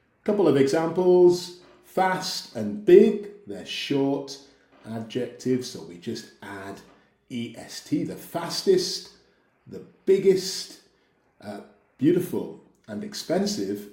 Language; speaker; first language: English; native; English